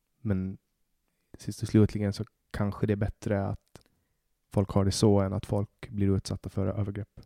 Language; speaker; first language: Swedish; native; Swedish